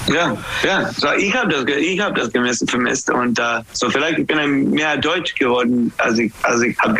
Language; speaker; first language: German; non-native, fluent; English